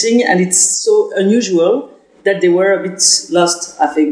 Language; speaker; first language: English; non-native, fluent; French